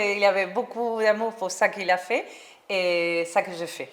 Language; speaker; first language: French; non-native, learner; Spanish